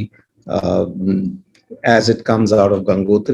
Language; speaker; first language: English; non-native, local second language; Hindi